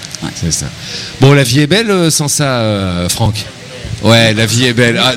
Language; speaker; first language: French; native; French